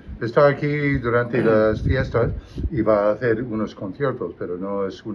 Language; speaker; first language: Spanish; early bilingual, other home language; English